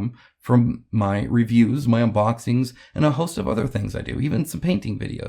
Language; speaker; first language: English; native; English